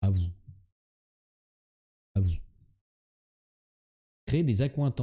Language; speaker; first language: French; native; French